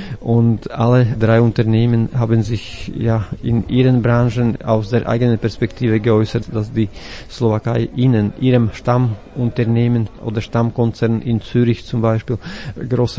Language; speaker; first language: German; non-native, fluent; Slovak